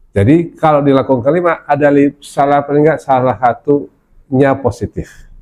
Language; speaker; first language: Indonesian; non-native, local second language; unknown